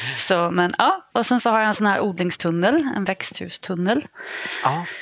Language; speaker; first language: Swedish; native; Swedish